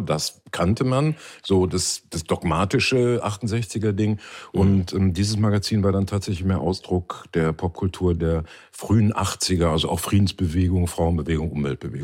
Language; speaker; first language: German; native; German